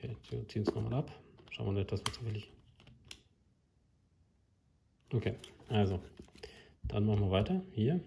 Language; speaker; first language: German; native; German